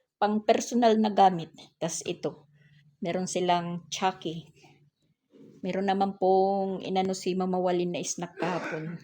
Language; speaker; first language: Filipino; native; Filipino